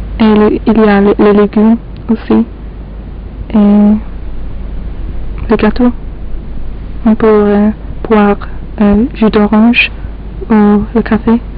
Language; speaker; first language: French; non-native, learner; Polish